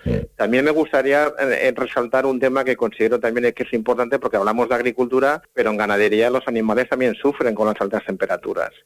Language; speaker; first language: Spanish; native; Spanish